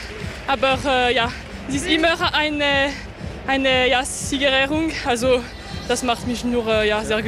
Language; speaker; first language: German; non-native, local second language; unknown